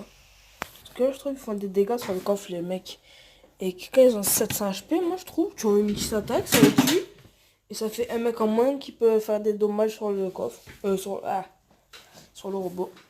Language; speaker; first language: French; native; French